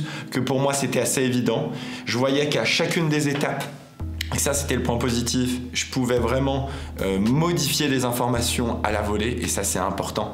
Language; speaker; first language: French; native; French